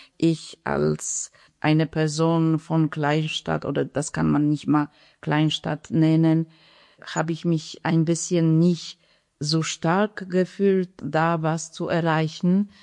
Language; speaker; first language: German; non-native, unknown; Polish